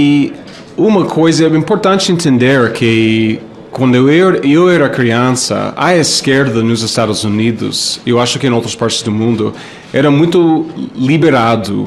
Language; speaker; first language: Portuguese; non-native, fluent; English